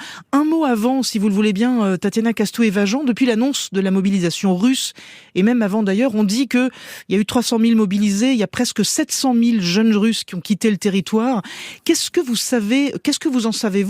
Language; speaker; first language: French; native; French